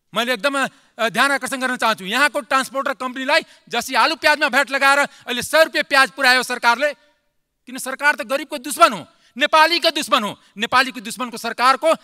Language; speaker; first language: Nepali; non-native, local second language; Maithili